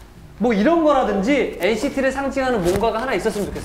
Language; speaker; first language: Korean; native; Korean